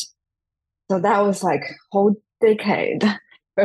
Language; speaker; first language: English; non-native, fluent; Chinese